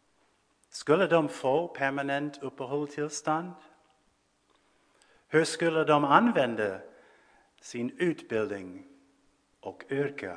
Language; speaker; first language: Swedish; non-native, fluent; English